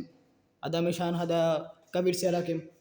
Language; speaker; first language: Arabic; non-native, learner; Bangla